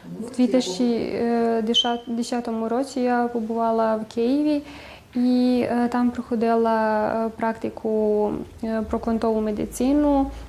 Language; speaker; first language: Ukrainian; early bilingual, heritage; Ukrainian